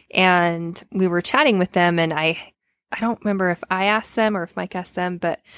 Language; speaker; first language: English; native; English